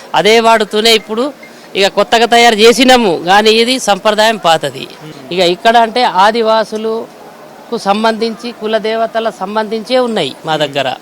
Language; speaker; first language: Telugu; non-native, local second language; Gondi